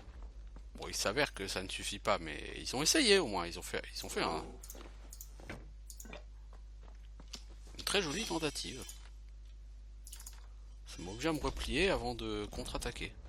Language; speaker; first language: French; native; French